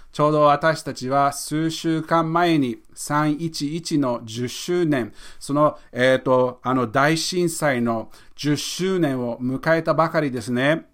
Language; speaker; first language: Japanese; non-native, fluent; English